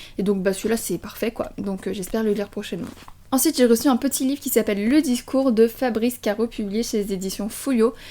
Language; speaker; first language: French; early bilingual, other home language; Vietnamese